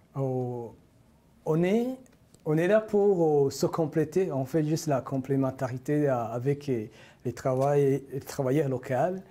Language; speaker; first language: French; non-native, local second language; Rundi